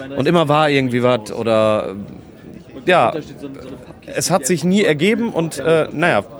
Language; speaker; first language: German; native; German